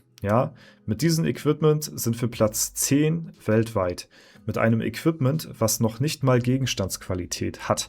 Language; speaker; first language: German; native; German